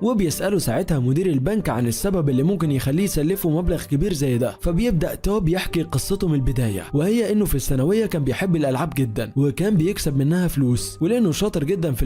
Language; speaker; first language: Arabic; native; Arabic